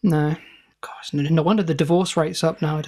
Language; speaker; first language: English; native; English